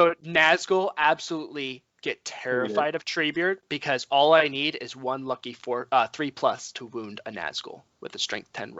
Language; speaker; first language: English; native; English